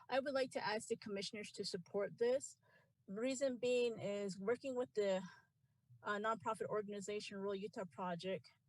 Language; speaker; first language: English; native; English